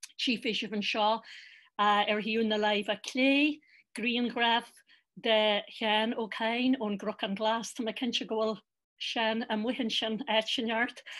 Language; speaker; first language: Irish; native; Irish